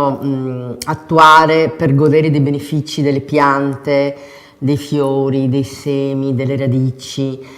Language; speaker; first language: Italian; native; Italian